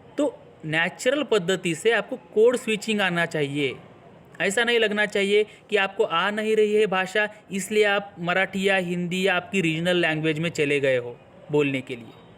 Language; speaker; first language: Hindi; non-native, local second language; Marathi